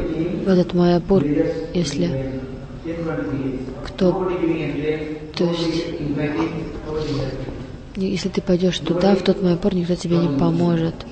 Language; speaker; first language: Russian; non-native, learner; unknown